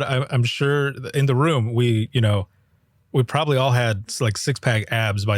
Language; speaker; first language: English; native; English